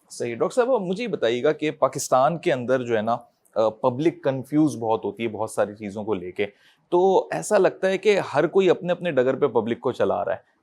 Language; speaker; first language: Urdu; native; Urdu